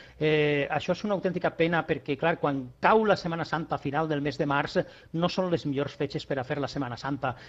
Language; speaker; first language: Catalan; non-native, local second language; Spanish